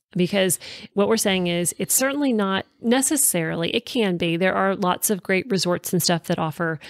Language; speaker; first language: English; native; English